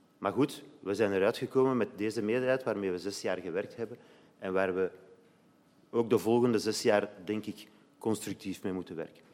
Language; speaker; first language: Dutch; native; Dutch